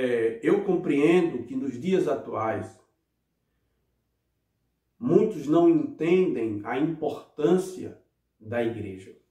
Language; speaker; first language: Portuguese; native; Portuguese